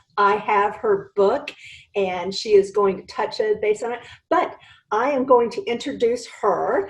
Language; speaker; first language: English; native; English